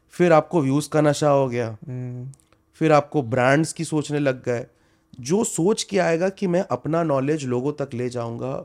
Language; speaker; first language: Hindi; non-native, local second language; Bangla